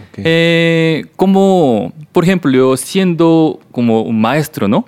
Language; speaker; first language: Spanish; non-native, learner; Korean